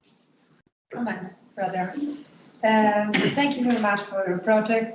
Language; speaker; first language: English; non-native, fluent; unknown